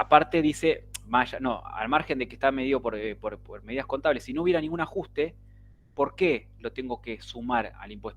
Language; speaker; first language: Spanish; native; Spanish